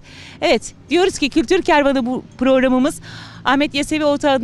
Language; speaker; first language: Turkish; native; Turkish